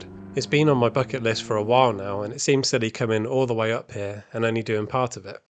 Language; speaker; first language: English; native; English